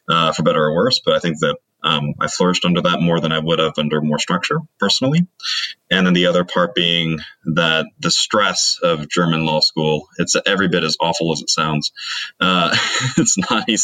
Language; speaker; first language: English; native; English